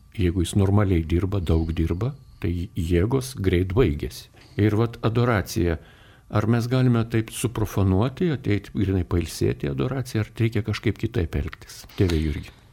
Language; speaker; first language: Lithuanian; native; Lithuanian